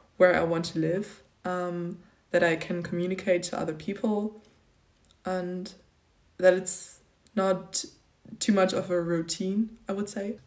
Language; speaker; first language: English; non-native, fluent; German